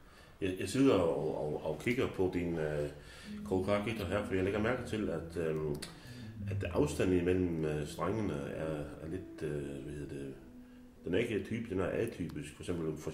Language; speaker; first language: Danish; native; Danish